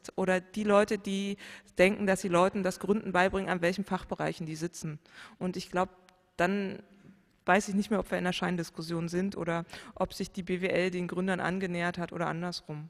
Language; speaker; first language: German; native; German